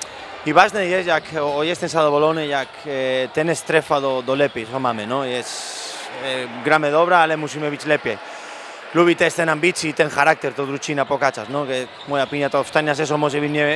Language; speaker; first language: Polish; non-native, learner; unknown